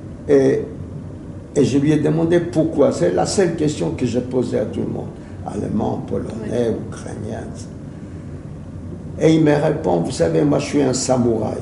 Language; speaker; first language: French; non-native, fluent; Yiddish